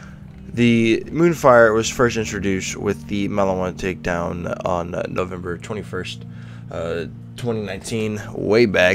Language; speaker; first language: English; native; English